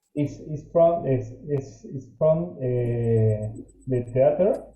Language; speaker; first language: English; non-native, learner; Spanish